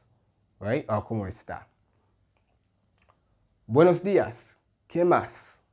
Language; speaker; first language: Spanish; non-native, fluent; English